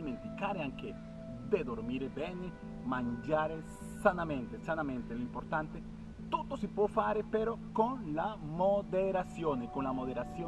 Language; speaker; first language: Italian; non-native, learner; Spanish